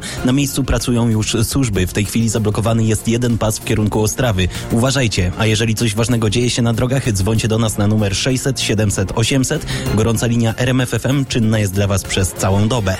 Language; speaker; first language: Polish; native; Polish